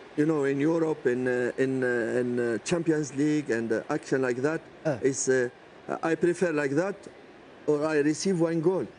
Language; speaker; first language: English; non-native, learner; French